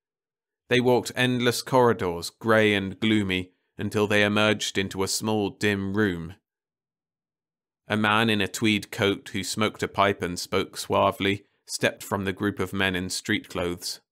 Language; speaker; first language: English; native; English